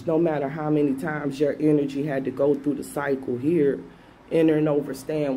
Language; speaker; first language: English; native; English